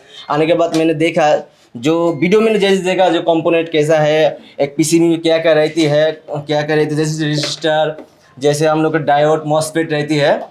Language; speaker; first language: Hindi; non-native, fluent; Bangla